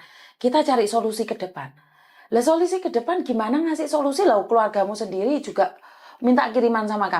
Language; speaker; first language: Malay; native; Malay